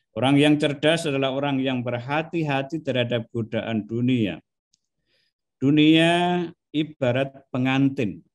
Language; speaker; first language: Indonesian; non-native, local second language; Javanese